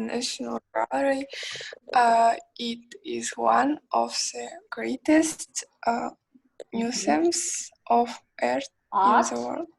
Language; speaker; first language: English; non-native, learner; Kazakh